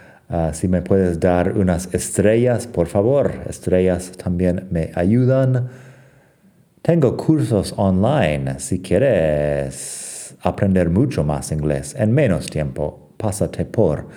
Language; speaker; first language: Spanish; non-native, fluent; English